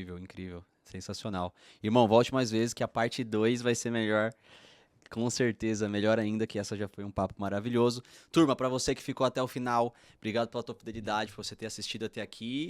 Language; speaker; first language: Portuguese; native; Portuguese